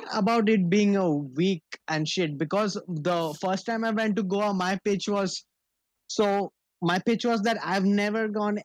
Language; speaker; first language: English; non-native, local second language; Bangla